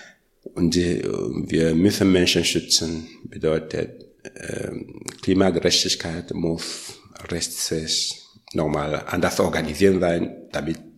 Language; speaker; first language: German; non-native, learner; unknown